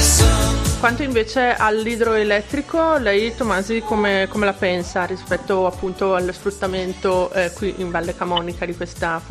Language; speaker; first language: Italian; native; Italian